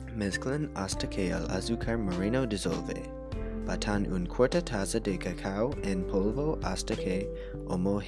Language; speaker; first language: Spanish; non-native, learner; English